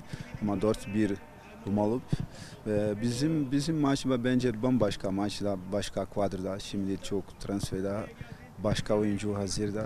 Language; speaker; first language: Turkish; non-native, fluent; Portuguese